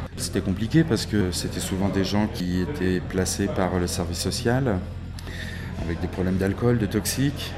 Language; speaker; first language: French; native; French